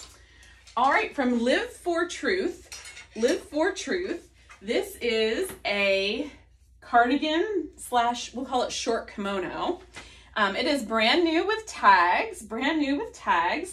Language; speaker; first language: English; native; English